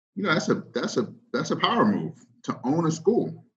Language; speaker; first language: English; native; English